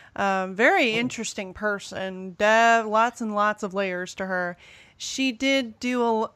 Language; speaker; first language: English; native; English